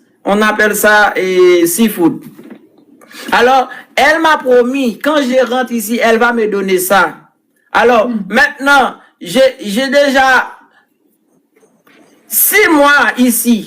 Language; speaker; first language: French; non-native, local second language; Haitian Creole